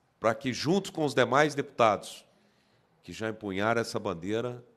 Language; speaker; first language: Portuguese; native; Portuguese